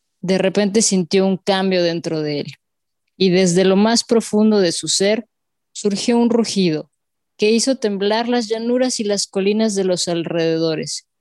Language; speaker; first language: Spanish; native; Spanish